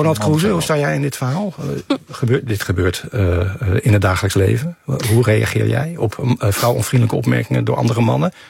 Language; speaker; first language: Dutch; native; Dutch